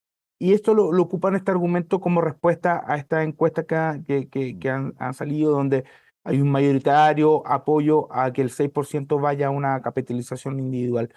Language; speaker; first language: Spanish; native; Spanish